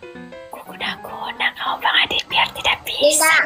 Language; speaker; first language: Indonesian; native; Indonesian